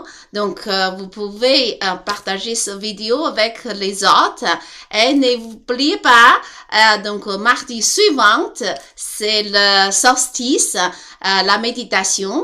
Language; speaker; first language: French; non-native, learner; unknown